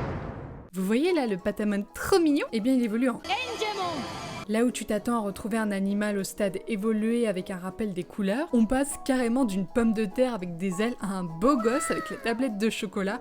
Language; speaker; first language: French; native; French